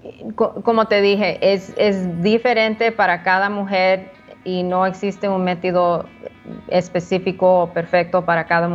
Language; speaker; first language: Spanish; early bilingual, heritage; Spanish